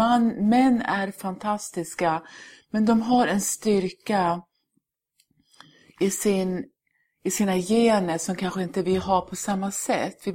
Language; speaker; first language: Swedish; early bilingual, other home language; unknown